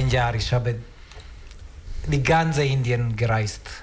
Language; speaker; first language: German; non-native, learner; Italian